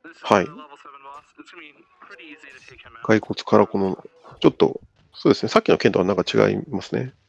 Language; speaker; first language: Japanese; native; Japanese